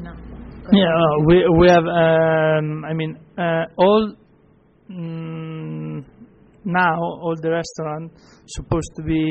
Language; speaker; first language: English; non-native, fluent; Italian